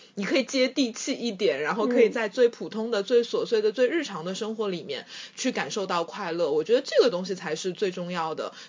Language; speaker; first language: Chinese; native; Chinese